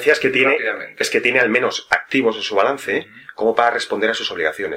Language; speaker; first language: Spanish; native; Spanish